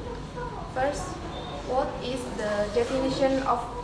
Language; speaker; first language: English; non-native, learner; Indonesian